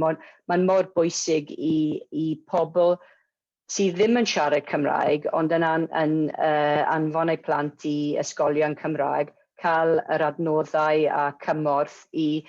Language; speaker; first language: Welsh; non-native, local second language; English